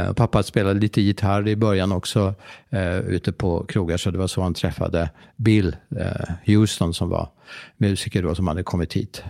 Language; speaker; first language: Swedish; native; Swedish